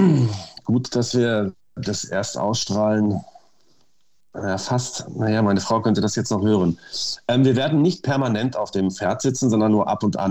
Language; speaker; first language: German; native; German